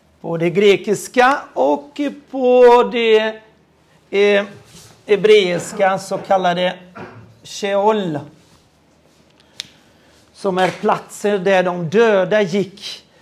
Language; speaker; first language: Swedish; non-native, fluent; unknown